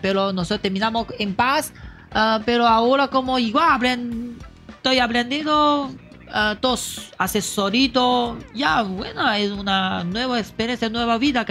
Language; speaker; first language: Spanish; non-native, learner; Chinese